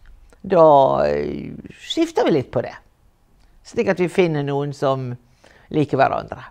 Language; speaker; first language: Norwegian; native; Norwegian